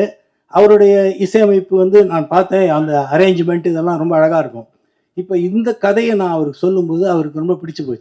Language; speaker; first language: Tamil; native; Tamil